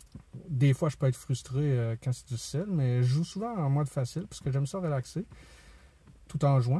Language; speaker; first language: French; native; French